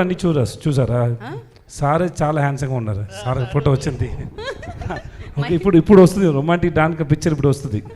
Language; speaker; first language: Telugu; non-native, learner; Tamil